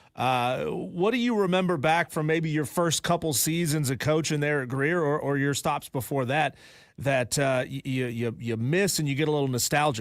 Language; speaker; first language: English; native; English